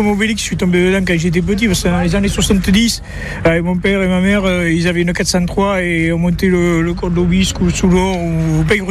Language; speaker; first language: French; native; French